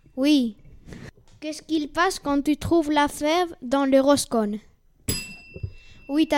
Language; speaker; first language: French; non-native, learner; Spanish